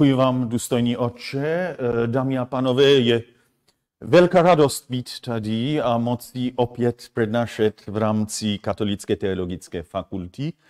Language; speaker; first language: Czech; non-native, fluent; Armenian